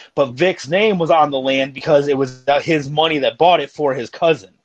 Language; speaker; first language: English; native; English